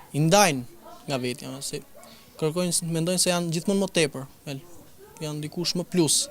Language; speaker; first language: Albanian; non-native, local second language; Romany